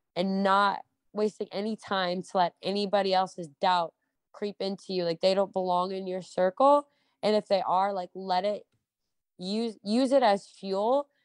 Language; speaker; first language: English; native; English